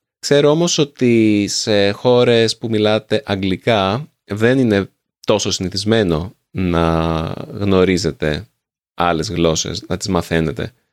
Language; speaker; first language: Greek; native; Greek